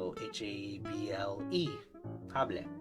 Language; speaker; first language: Spanish; non-native, learner; English